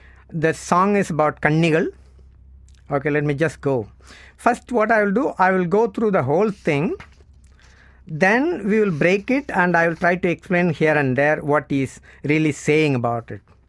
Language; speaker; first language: English; non-native, local second language; Tamil